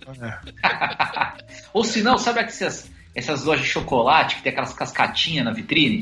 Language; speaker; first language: Portuguese; native; Portuguese